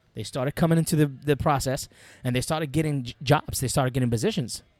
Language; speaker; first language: English; non-native, fluent; Arabic